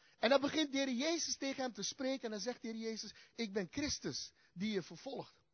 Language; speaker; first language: Dutch; early bilingual, other home language; Turkish